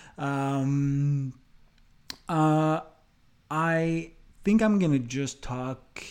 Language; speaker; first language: English; non-native, fluent; French